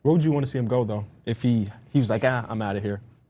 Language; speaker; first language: English; native; English